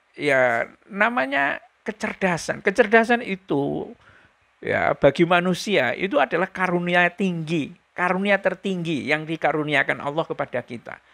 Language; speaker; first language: Indonesian; native; Indonesian